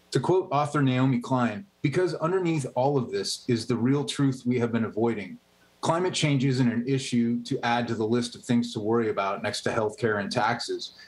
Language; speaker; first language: English; native; English